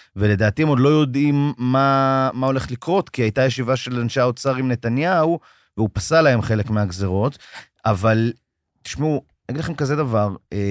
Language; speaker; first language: Hebrew; native; Hebrew